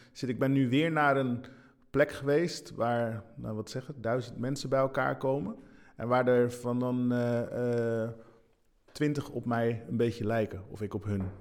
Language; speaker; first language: Dutch; early bilingual, other home language; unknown